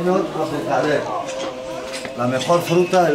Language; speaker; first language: Spanish; non-native, fluent; Arabic